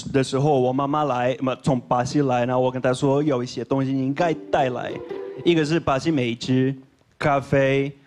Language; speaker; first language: Chinese; non-native, learner; Portuguese